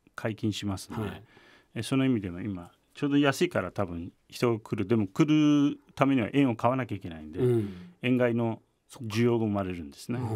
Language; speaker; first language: Japanese; non-native, fluent; Turkish